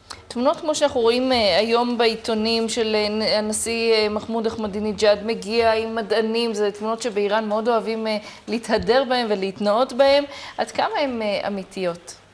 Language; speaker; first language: Hebrew; native; Hebrew